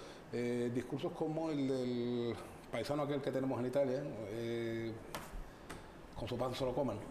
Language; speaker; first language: Spanish; native; Spanish